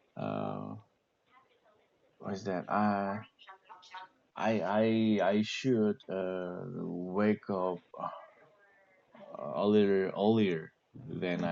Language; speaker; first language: English; non-native, learner; Korean